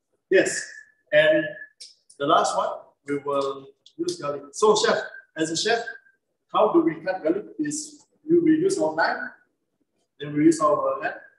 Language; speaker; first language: English; non-native, local second language; Malay